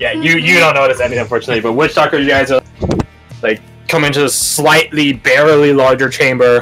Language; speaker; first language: English; native; English